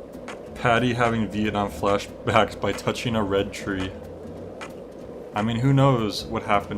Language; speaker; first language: English; native; English